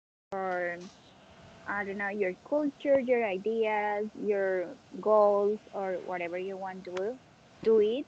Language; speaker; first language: English; non-native, learner; Spanish